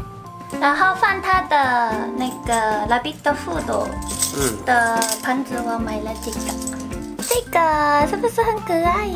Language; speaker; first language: Chinese; non-native, fluent; Japanese